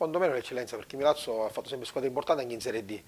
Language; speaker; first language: Italian; native; Italian